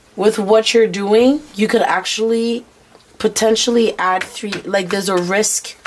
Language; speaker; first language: English; native; English